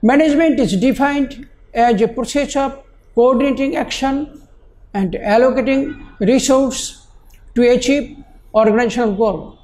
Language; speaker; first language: English; non-native, local second language; Bangla